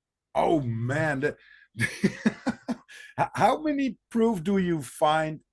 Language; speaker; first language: English; non-native, fluent; Dutch